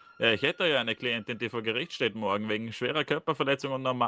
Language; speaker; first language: German; native; German